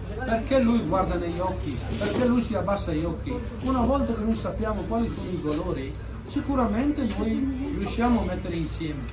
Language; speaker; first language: Italian; non-native, fluent; Urdu